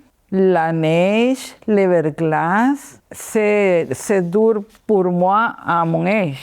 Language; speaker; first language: French; non-native, learner; Spanish